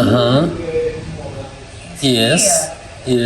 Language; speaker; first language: English; non-native, learner; Ukrainian